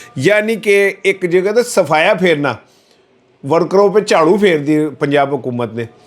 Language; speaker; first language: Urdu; non-native, local second language; Punjabi